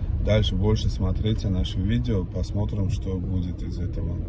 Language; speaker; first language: Russian; non-native, fluent; Uzbek